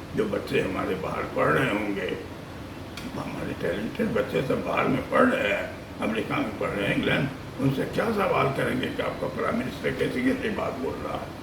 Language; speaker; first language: Hindi; native; Hindi